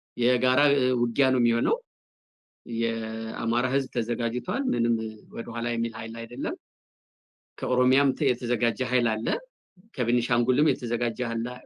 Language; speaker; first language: Amharic; non-native, local second language; Tigrinya